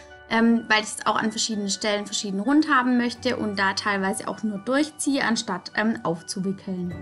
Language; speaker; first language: German; native; German